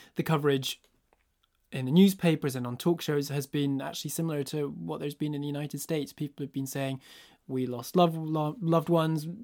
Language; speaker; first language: English; native; English